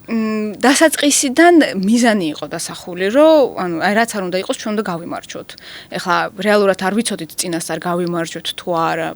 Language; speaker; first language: Georgian; non-native, local second language; Russian